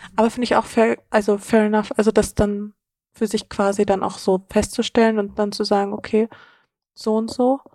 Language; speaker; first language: German; native; German